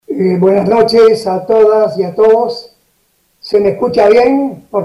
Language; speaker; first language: Spanish; native; Spanish